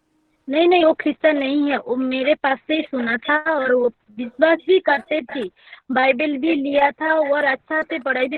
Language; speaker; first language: Hindi; non-native, local second language; Bangla